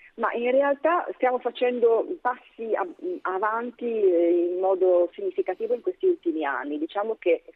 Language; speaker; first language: Italian; native; Italian